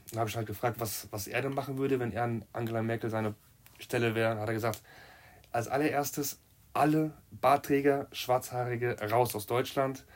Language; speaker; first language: German; native; German